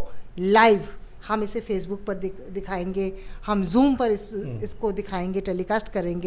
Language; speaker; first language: Hindi; native; Hindi